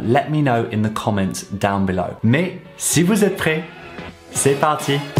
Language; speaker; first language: English; native; English